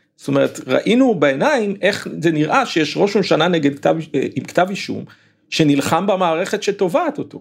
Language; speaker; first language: Hebrew; native; Hebrew